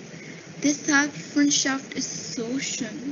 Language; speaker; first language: German; non-native, learner; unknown